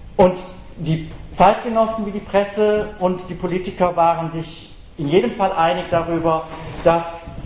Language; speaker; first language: German; native; German